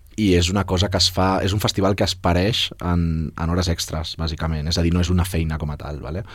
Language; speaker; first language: Catalan; native; Catalan